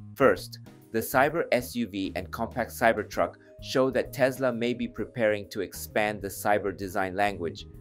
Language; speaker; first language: English; non-native, fluent; Japanese